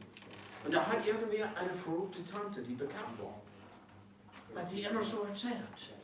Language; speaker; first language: German; non-native, fluent; English